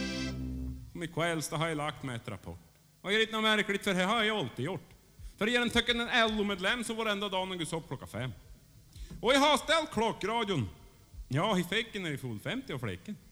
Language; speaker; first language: Swedish; native; Swedish